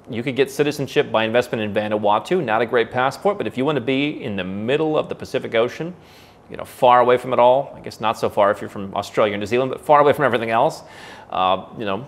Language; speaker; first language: English; native; English